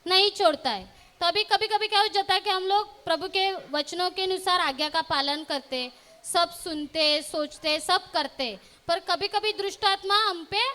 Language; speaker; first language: Hindi; non-native, local second language; Marathi